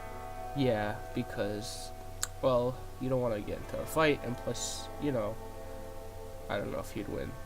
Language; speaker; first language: English; native; English